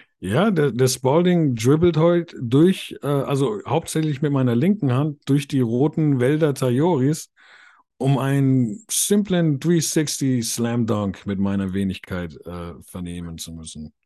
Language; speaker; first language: German; native; German